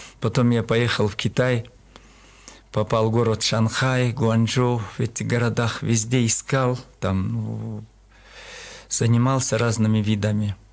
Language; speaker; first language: Russian; non-native, local second language; Kyrgyz